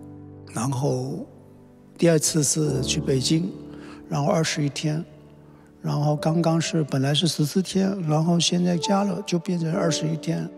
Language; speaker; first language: Chinese; non-native, local second language; Cantonese